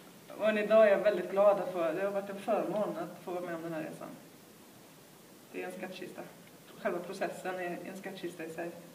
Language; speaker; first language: Swedish; native; Swedish